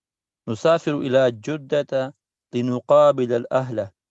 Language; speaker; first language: Arabic; non-native, learner; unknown